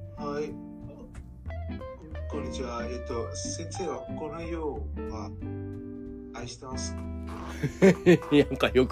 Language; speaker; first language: Japanese; non-native, fluent; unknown